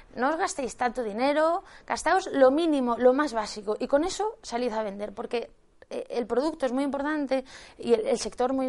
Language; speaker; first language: Spanish; native; Spanish